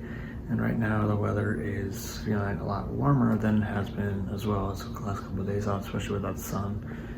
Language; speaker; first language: English; native; English